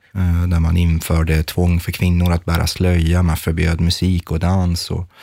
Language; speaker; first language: Swedish; early bilingual, other home language; Persian